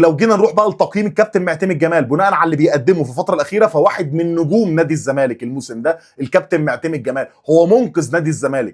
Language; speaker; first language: Arabic; native; Arabic